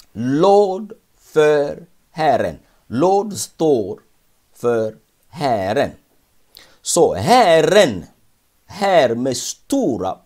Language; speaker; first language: Swedish; non-native, fluent; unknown